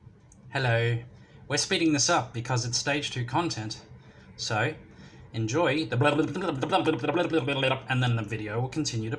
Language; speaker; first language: English; native; English